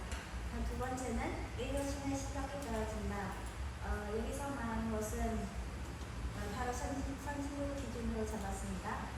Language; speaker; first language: Korean; non-native, fluent; Khmer